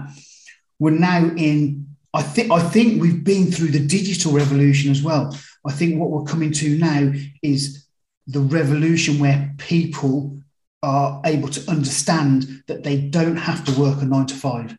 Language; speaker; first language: English; native; English